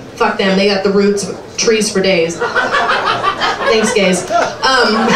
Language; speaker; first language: English; native; English